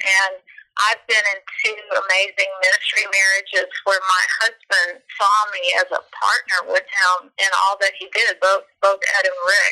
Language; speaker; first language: English; native; English